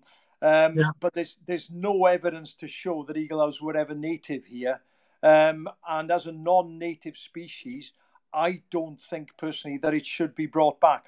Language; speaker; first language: English; native; English